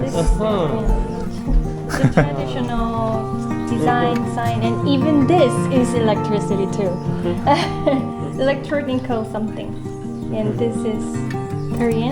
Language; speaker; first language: English; non-native, learner; Korean